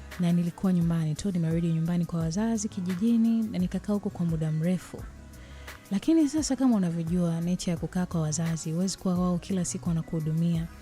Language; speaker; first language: Swahili; native; Swahili